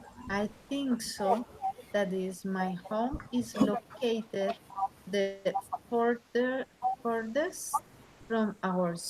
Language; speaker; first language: English; non-native, learner; Spanish